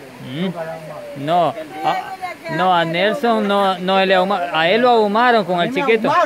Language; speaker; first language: Spanish; native; Spanish